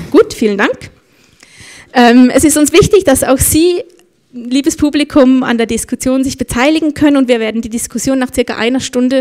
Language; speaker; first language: German; native; German